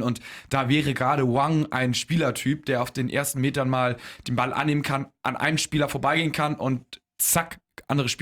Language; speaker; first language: German; native; German